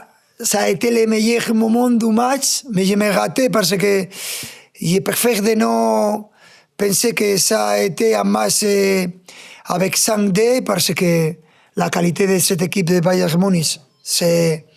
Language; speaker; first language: French; non-native, fluent; Spanish